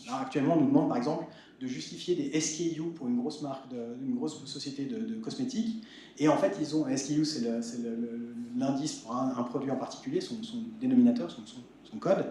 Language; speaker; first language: French; native; French